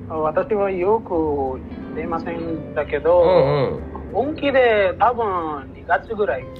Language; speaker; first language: Japanese; non-native, learner; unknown